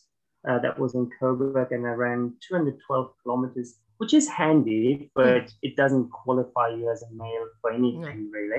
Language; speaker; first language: English; non-native, fluent; German